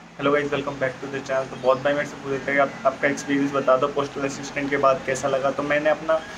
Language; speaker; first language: Hindi; native; Hindi